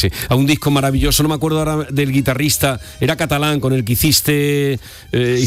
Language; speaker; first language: Spanish; native; Spanish